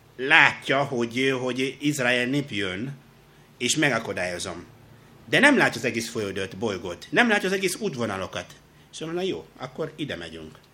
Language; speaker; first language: Hungarian; non-native, fluent; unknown